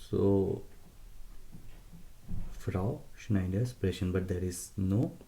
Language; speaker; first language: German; non-native, learner; Hindi